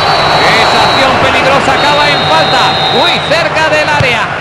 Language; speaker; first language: Spanish; native; Spanish